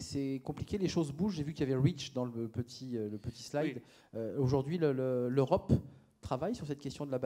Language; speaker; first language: French; native; French